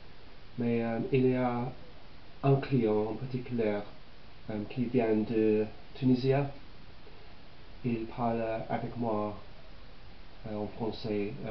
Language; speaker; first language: French; non-native, learner; English